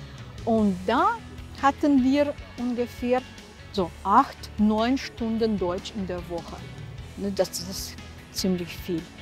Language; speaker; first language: German; non-native, local second language; Russian